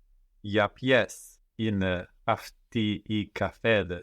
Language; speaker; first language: Greek; non-native, learner; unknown